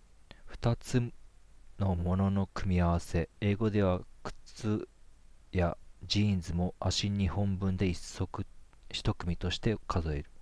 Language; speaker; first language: Japanese; native; Japanese